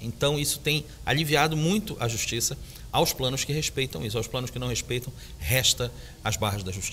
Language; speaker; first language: Portuguese; native; Portuguese